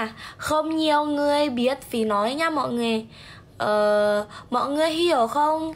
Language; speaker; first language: Vietnamese; non-native, learner; Indonesian